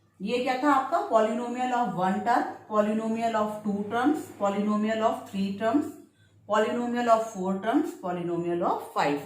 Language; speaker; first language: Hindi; native; Hindi